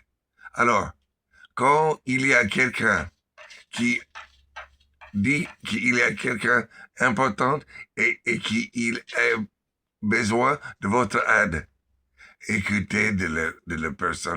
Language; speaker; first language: French; non-native, learner; English